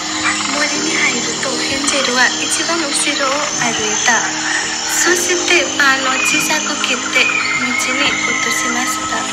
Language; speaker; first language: Japanese; non-native, learner; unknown